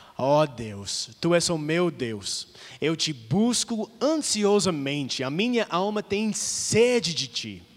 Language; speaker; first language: Portuguese; non-native, fluent; English